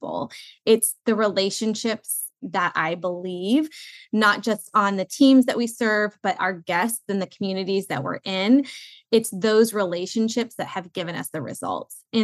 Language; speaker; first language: English; native; English